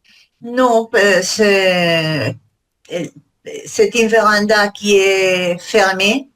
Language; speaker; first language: French; non-native, learner; Spanish